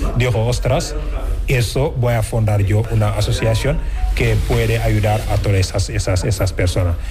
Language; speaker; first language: Spanish; non-native, fluent; Wolof